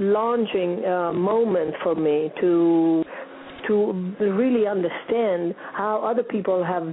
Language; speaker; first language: English; non-native, fluent; Italian